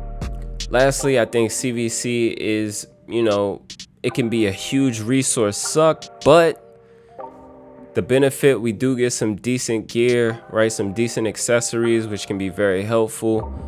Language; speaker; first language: English; native; English